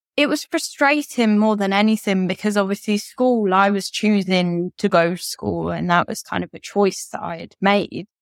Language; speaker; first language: English; native; English